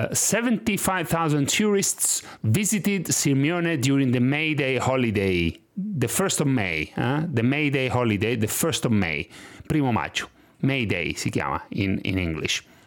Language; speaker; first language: English; non-native, fluent; Italian